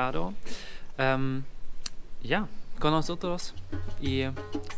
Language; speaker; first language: Spanish; non-native, learner; German